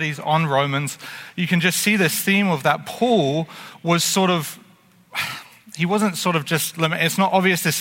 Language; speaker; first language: English; native; English